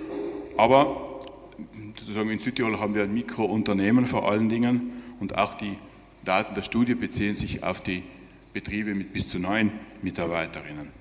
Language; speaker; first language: German; native; German